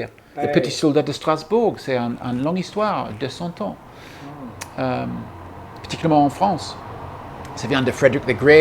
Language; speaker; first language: French; non-native, fluent; English